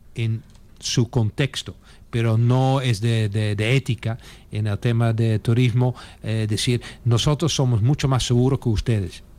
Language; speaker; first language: Spanish; non-native, fluent; Dutch